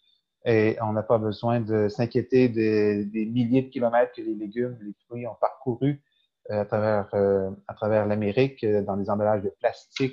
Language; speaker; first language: French; native; French